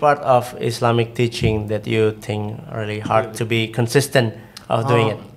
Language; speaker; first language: English; non-native, fluent; Indonesian